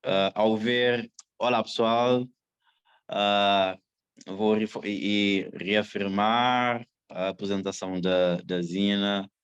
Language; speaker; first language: Portuguese; non-native, local second language; Kabuverdianu